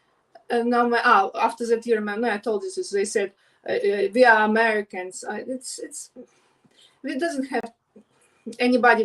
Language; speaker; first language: English; non-native, learner; Ukrainian